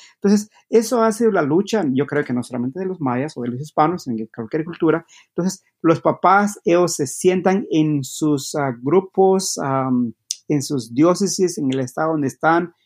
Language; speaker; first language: Spanish; non-native, local second language; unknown